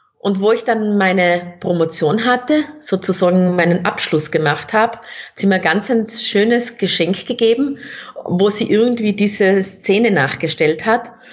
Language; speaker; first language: German; native; German